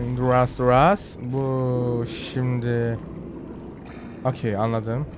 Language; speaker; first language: Turkish; early bilingual, heritage; Turkish